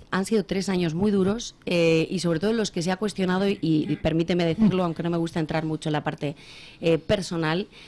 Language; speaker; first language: Spanish; native; Spanish